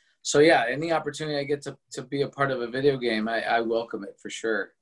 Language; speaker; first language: English; early bilingual, other home language; Spanish